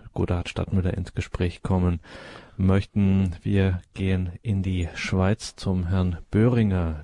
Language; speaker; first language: German; native; German